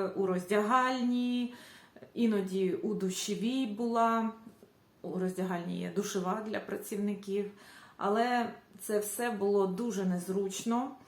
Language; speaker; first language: Ukrainian; native; Ukrainian